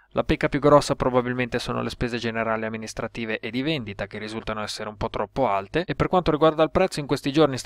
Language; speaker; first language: Italian; native; Italian